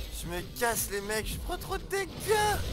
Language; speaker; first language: French; native; French